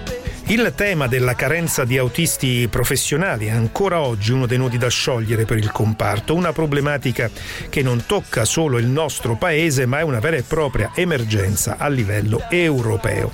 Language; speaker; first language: Italian; native; Italian